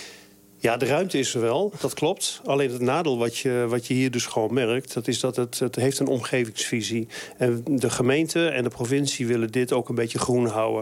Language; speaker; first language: Dutch; native; Dutch